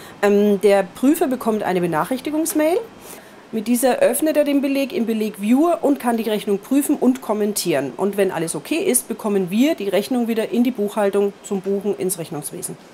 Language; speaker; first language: German; native; German